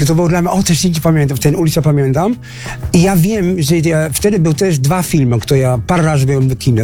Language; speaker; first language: Polish; non-native, fluent; Dutch